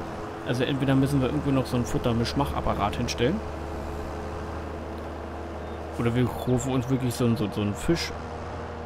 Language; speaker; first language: German; native; German